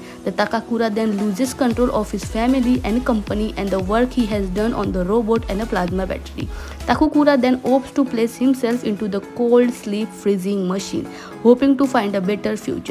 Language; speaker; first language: English; non-native, fluent; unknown